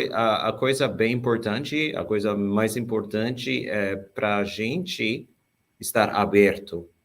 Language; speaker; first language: Portuguese; non-native, fluent; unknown